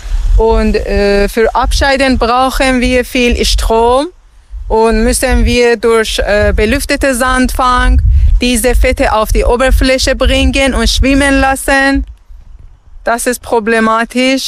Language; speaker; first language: German; non-native, learner; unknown